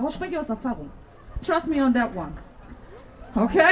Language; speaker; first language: German; native; German